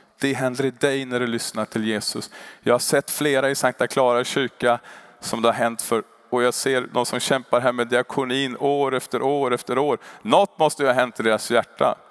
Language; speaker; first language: Swedish; native; Swedish